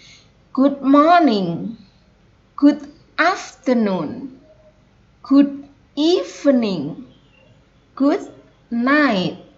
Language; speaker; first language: English; non-native, fluent; Indonesian